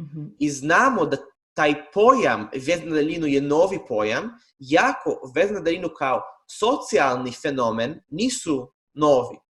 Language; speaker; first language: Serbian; non-native, fluent; Hebrew